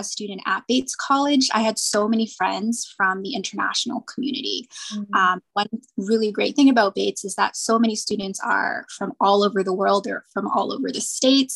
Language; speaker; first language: English; native; English